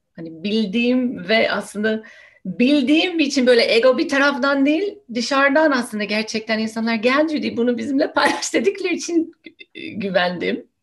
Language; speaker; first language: Turkish; non-native, fluent; English